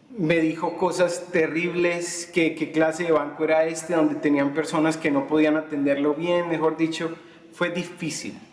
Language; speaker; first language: Spanish; native; Spanish